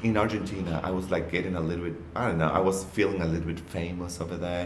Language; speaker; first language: English; non-native, learner; Spanish